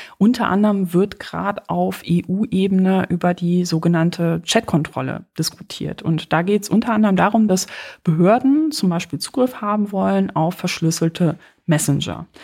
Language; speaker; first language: German; early bilingual, other home language; Polish